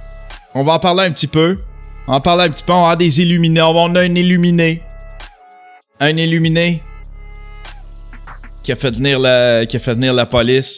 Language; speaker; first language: French; native; French